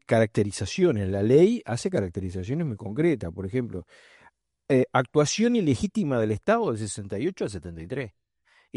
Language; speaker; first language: Spanish; native; Spanish